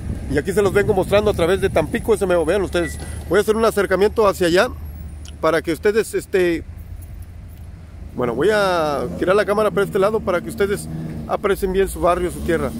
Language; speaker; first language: Spanish; native; Spanish